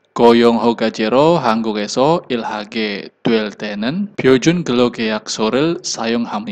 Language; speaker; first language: Korean; non-native, learner; Indonesian